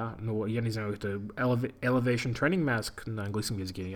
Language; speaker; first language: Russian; non-native, learner; English